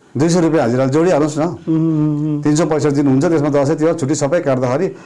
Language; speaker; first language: Nepali; native; Nepali